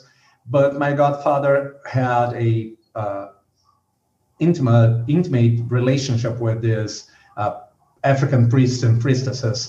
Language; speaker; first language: English; non-native, fluent; Portuguese